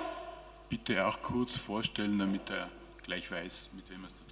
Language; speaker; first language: German; native; German